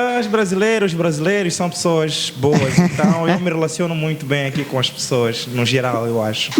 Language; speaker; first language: Portuguese; non-native, local second language; Tsonga